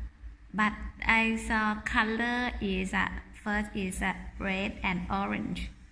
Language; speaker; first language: English; non-native, learner; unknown